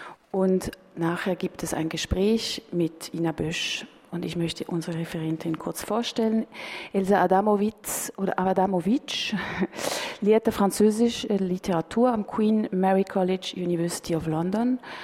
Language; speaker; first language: German; native; German